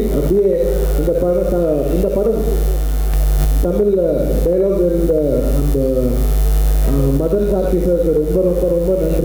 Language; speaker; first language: Tamil; non-native, local second language; Telugu